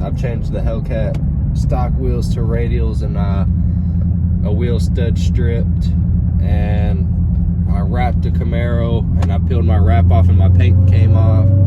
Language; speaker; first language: English; native; English